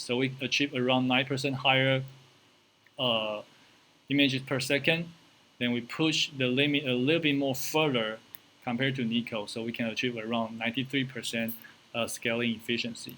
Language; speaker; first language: English; non-native, fluent; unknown